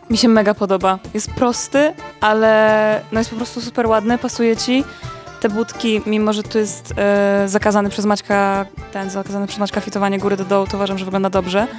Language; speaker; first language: Polish; native; Polish